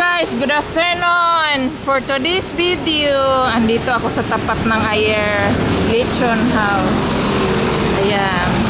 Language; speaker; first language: Filipino; non-native, local second language; Cebuano